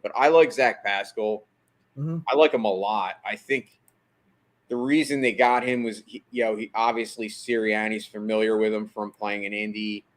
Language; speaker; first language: English; native; English